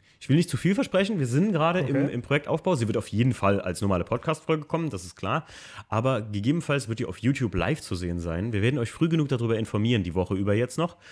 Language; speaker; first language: German; native; German